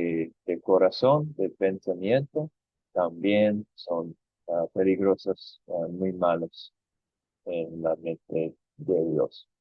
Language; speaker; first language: Spanish; non-native, fluent; English